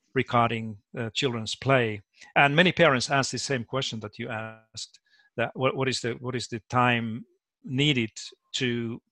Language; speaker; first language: English; non-native, fluent; Finnish